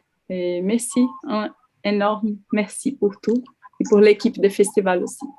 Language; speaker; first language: French; non-native, local second language; Portuguese